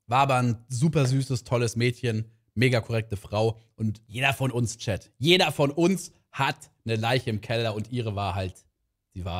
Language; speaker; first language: German; native; German